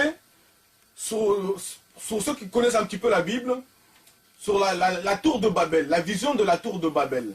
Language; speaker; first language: French; non-native, local second language; Lingala